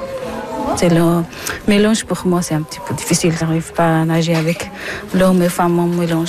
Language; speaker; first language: French; non-native, learner; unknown